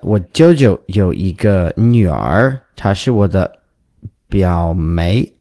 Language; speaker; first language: Chinese; non-native, learner; English